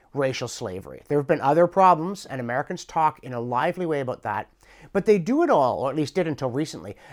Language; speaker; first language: English; native; English